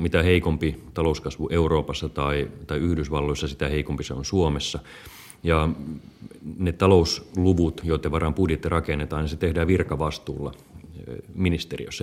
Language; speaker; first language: Finnish; native; Finnish